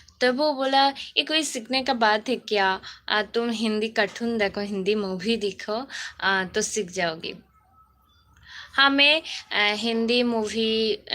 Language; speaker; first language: Hindi; non-native, local second language; Bangla